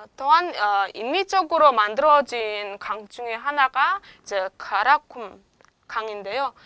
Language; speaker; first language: Korean; non-native, fluent; Turkmen